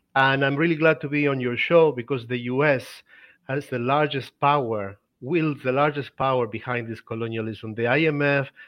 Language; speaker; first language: English; non-native, fluent; Spanish